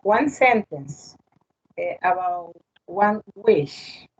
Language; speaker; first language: English; non-native, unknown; Spanish